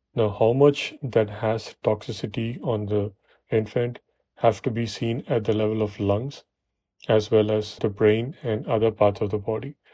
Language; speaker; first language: English; non-native, local second language; Tamil